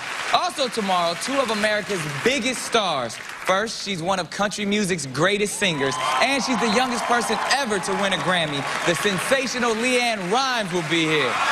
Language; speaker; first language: English; native; English